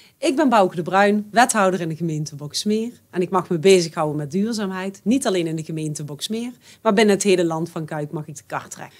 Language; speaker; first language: Dutch; native; Dutch